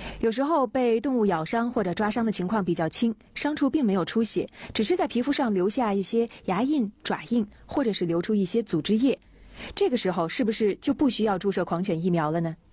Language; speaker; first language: Chinese; native; Chinese